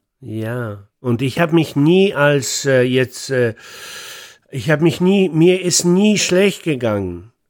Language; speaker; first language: German; non-native, fluent; Polish